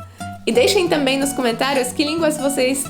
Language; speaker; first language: Portuguese; non-native, fluent; Polish